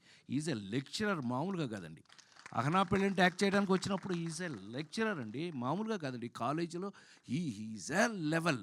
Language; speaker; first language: Telugu; native; Telugu